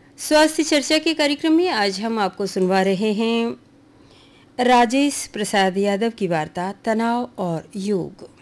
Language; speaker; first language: Hindi; native; Hindi